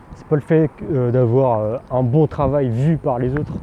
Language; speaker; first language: French; non-native, local second language; Min Nan Chinese